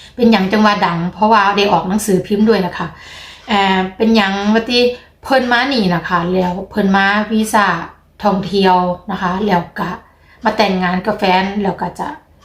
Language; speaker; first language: Thai; native; Thai